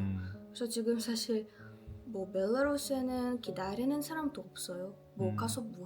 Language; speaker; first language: Korean; non-native, fluent; Russian